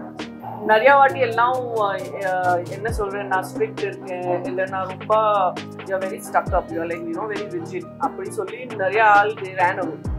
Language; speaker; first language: Tamil; non-native, local second language; Gujarati